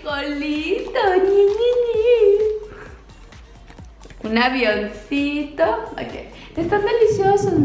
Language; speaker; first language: Spanish; early bilingual, heritage; Spanish